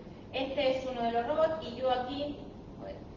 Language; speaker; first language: Spanish; native; Spanish